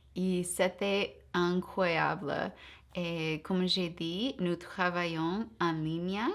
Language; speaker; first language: French; non-native, fluent; English